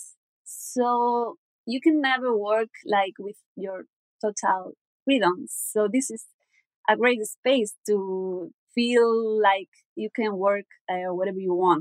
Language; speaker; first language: English; non-native, learner; Spanish